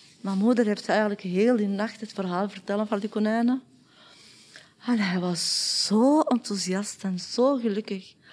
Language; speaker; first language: Dutch; non-native, learner; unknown